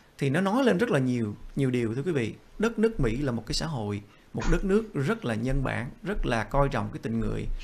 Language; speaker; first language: Vietnamese; early bilingual, other home language; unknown